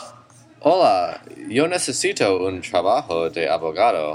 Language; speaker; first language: Spanish; non-native, learner; English